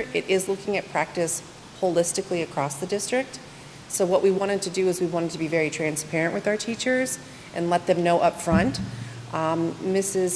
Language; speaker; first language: English; native; English